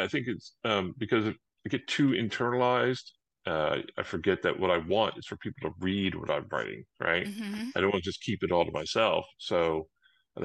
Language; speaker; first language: English; native; English